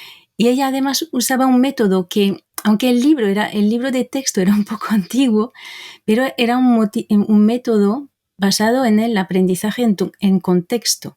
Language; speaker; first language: Spanish; non-native, fluent; French